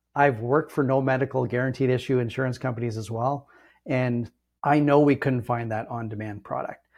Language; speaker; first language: English; native; English